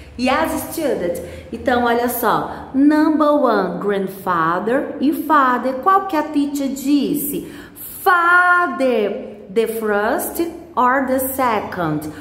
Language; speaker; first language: English; non-native, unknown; Portuguese